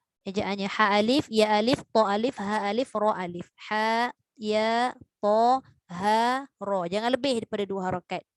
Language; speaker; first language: Malay; native; Malay